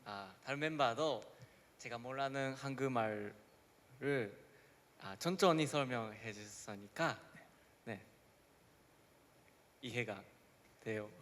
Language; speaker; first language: Korean; non-native, learner; Japanese